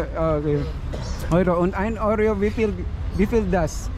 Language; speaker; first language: German; non-native, learner; Filipino